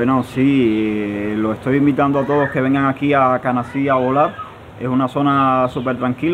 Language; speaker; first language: Spanish; native; Spanish